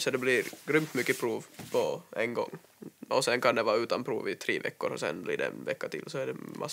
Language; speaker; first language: Swedish; native; Swedish